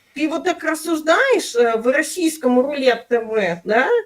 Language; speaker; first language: Russian; native; Russian